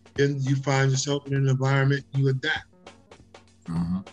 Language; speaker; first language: English; native; English